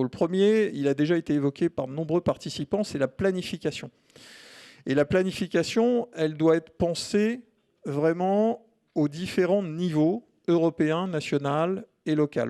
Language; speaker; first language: French; native; French